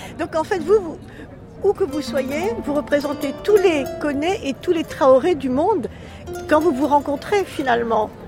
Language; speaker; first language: French; native; French